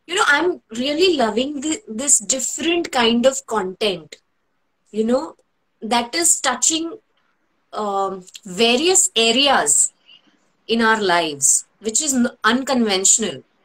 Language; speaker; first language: English; non-native, local second language; Marathi